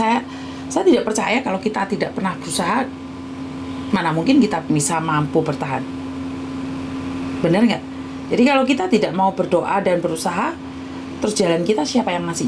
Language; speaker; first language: Indonesian; non-native, local second language; Javanese